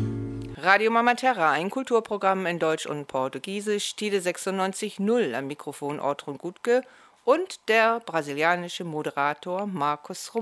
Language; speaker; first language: German; native; German